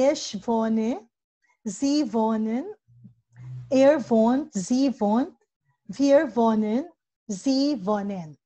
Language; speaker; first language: German; non-native, learner; Filipino